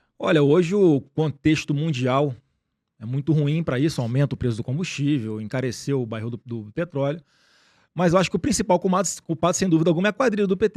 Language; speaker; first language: Portuguese; native; Portuguese